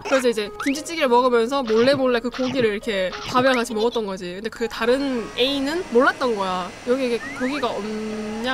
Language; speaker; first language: Korean; native; Korean